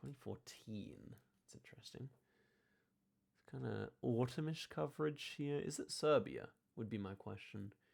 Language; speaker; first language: English; native; English